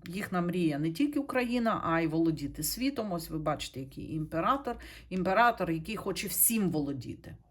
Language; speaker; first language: Ukrainian; non-native, local second language; Russian